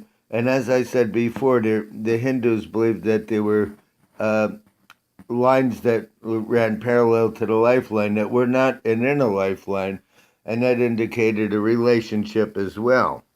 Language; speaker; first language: English; native; English